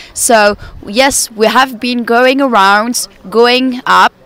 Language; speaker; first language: English; non-native, fluent; Italian